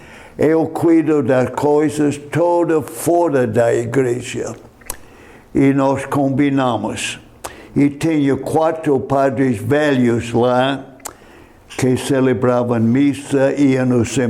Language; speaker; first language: Portuguese; non-native, fluent; English